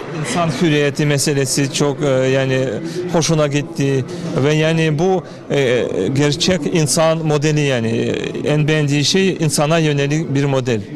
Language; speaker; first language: Turkish; non-native, learner; Azerbaijani